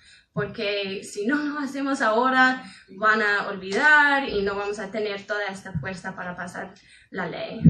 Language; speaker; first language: Spanish; non-native, fluent; English